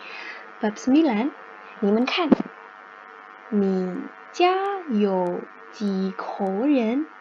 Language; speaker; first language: Chinese; non-native, fluent; Indonesian